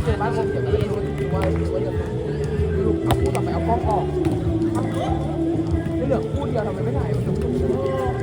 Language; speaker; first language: Thai; native; Thai